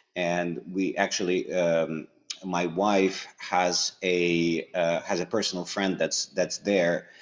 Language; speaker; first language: English; early bilingual, other home language; Russian